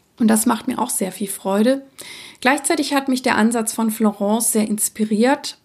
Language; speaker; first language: German; early bilingual, other home language; Czech